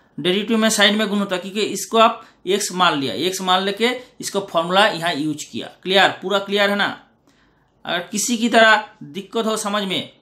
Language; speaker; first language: Hindi; non-native, local second language; Bangla